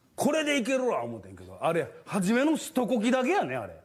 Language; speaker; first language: Japanese; native; Japanese